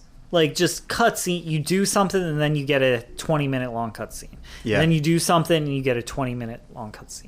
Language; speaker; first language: English; native; English